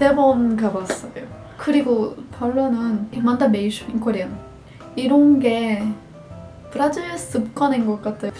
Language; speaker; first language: Korean; non-native, fluent; Portuguese